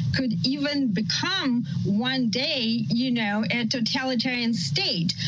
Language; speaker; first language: English; non-native, fluent; Russian